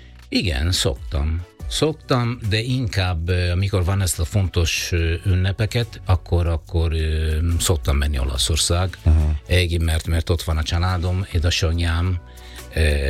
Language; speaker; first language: Hungarian; non-native, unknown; Italian